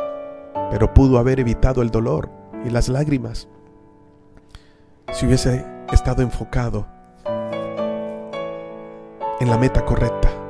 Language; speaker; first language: Spanish; native; Spanish